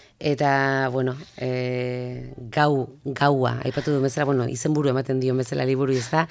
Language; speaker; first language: Basque; native; Basque